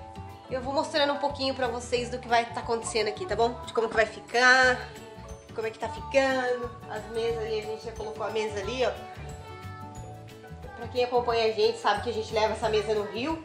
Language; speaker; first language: Portuguese; native; Portuguese